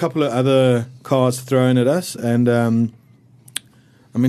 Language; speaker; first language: English; native; English